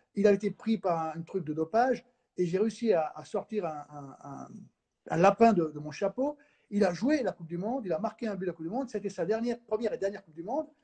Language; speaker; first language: French; non-native, fluent; Spanish